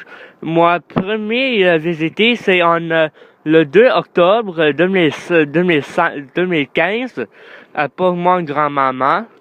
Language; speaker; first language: French; non-native, learner; English